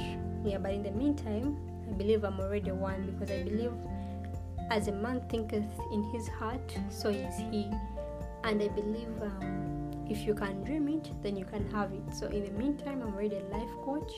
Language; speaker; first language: English; non-native, local second language; Ganda